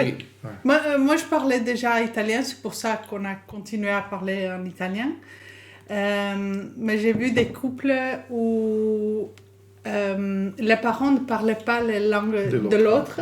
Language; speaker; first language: French; non-native, fluent; English